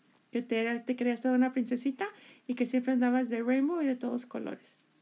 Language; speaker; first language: Spanish; native; Spanish